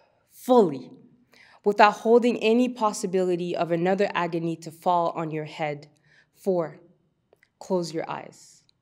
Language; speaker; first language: English; early bilingual, other home language; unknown